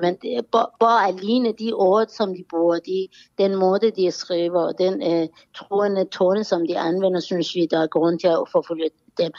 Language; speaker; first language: Danish; non-native, fluent; Persian